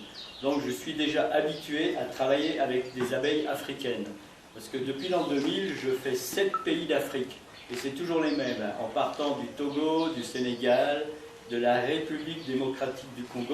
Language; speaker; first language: French; native; French